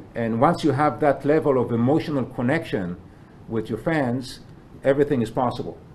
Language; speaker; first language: English; non-native, fluent; Hebrew